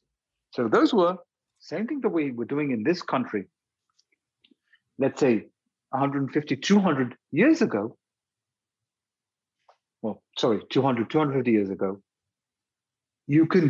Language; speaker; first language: English; native; English